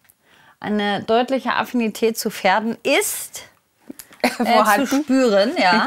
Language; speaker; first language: German; native; German